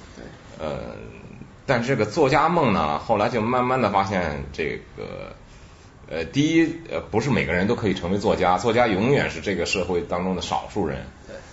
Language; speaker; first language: Chinese; native; Chinese